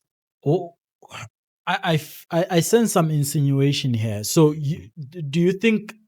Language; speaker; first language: English; non-native, local second language; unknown